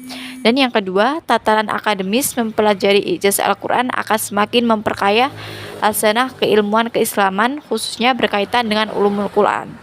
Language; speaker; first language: Indonesian; native; Indonesian